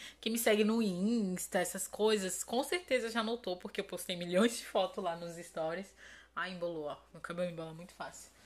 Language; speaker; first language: Portuguese; native; Portuguese